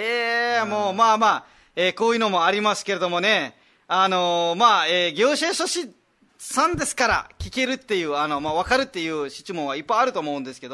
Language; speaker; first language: Japanese; non-native, fluent; Nepali